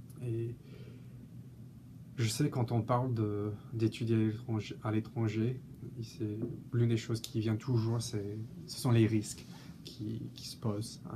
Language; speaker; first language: French; non-native, fluent; English